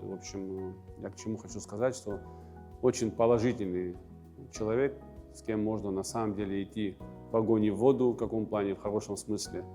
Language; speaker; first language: Russian; native; Russian